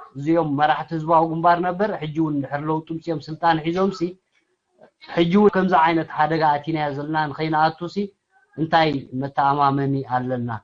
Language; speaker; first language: Tigrinya; native; Tigrinya